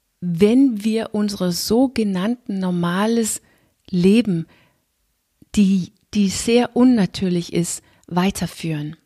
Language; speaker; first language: German; non-native, fluent; Danish